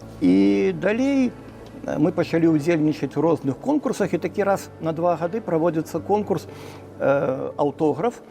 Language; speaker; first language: Belarusian; non-native, local second language; Russian